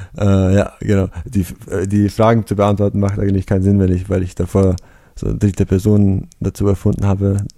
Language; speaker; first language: German; early bilingual, other home language; Chechen